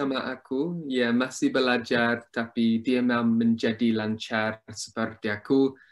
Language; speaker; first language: Indonesian; non-native, learner; English